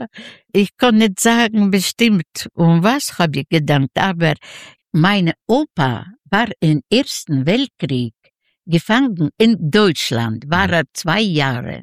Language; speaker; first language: German; non-native, fluent; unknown